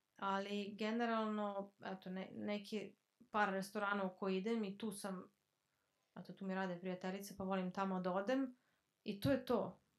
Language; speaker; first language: Croatian; early bilingual, heritage; Serbian